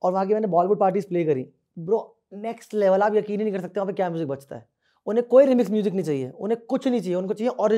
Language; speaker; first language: Hindi; native; Hindi